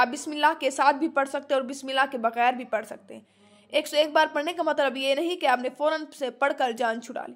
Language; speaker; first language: Urdu; native; Urdu